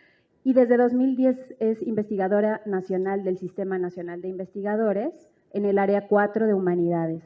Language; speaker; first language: Spanish; native; Spanish